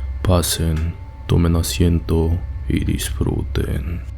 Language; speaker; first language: Spanish; native; Spanish